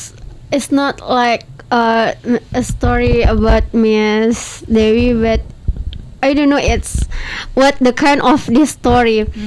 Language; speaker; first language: English; non-native, learner; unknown